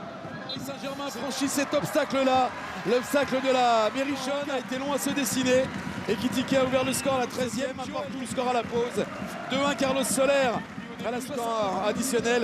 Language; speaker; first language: French; native; French